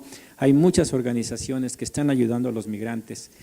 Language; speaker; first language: Spanish; native; Spanish